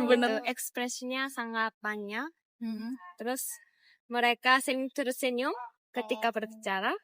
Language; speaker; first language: Indonesian; non-native, fluent; Japanese